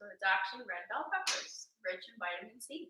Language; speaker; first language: English; native; English